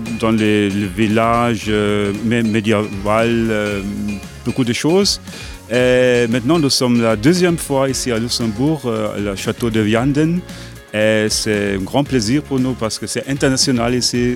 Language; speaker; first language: French; non-native, learner; German